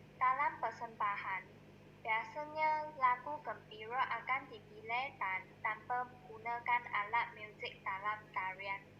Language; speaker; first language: Malay; non-native, local second language; Chinese